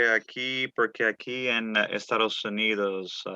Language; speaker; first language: Spanish; early bilingual, heritage; Spanish